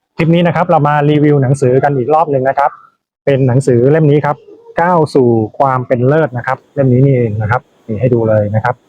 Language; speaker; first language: Thai; native; Thai